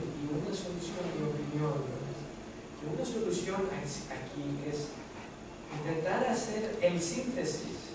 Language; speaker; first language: Spanish; non-native, fluent; Greek